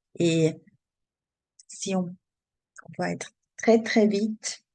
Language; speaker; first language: French; non-native, learner; German